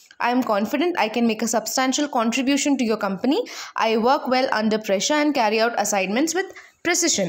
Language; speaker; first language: English; non-native, local second language; Malayalam